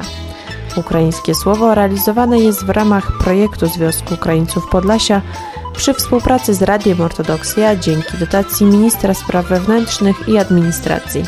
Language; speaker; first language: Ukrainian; early bilingual, heritage; Ukrainian